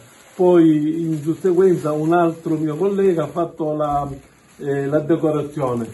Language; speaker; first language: Italian; native; Italian